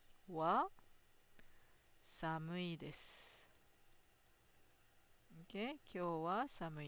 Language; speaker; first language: Japanese; non-native, fluent; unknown